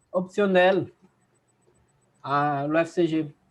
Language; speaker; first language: French; non-native, learner; Portuguese